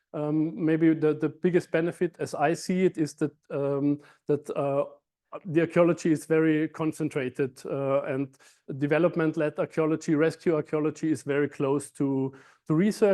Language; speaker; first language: English; non-native, fluent; German